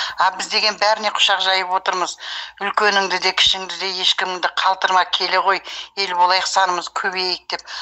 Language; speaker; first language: Kazakh; early bilingual, heritage; Kazakh